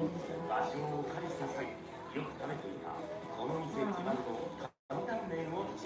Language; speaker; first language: Japanese; native; Japanese